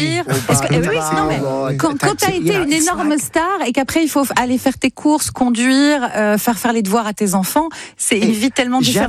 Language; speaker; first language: French; native; French